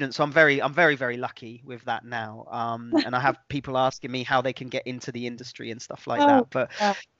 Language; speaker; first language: English; native; English